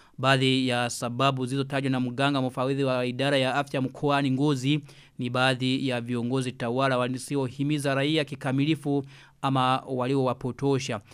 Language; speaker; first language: Swahili; non-native, local second language; Rundi